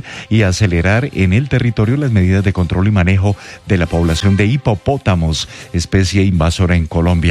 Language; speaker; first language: Spanish; native; Spanish